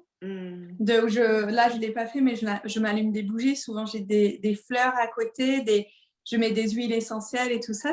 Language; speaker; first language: French; native; French